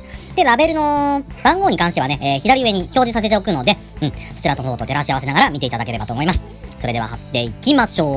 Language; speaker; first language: Japanese; native; Japanese